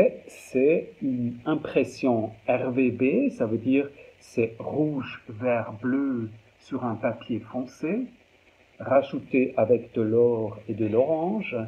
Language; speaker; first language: French; non-native, local second language; German